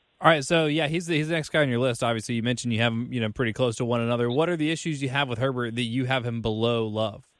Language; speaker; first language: English; native; English